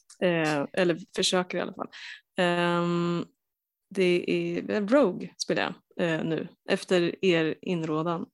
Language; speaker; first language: Swedish; native; Swedish